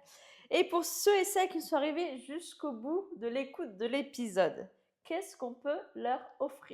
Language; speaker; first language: French; native; French